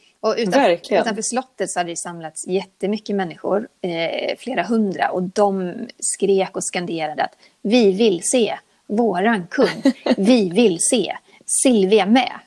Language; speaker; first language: Swedish; native; Swedish